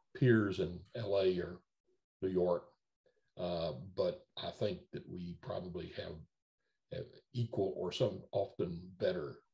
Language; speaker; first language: English; native; English